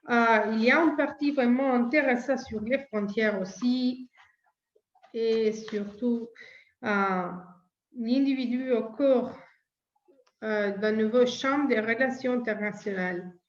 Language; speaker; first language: French; non-native, fluent; Italian